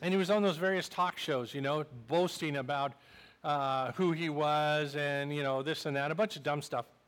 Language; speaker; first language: English; native; English